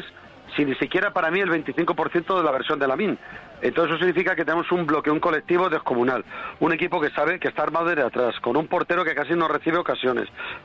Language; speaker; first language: Spanish; native; Spanish